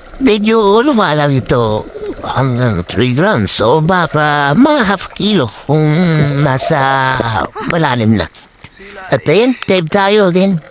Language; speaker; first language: Filipino; native; Filipino